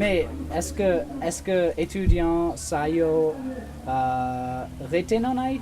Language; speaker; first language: French; non-native, learner; English